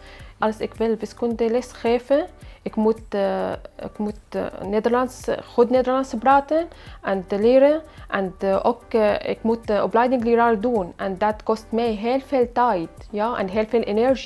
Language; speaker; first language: Dutch; non-native, learner; Arabic